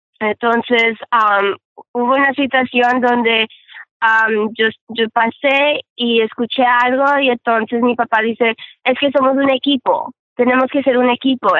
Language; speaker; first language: Spanish; early bilingual, heritage; Spanish